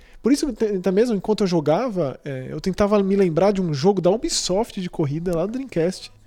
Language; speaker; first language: Portuguese; native; Portuguese